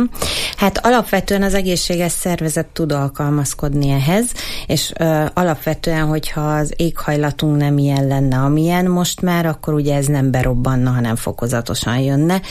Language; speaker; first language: Hungarian; native; Hungarian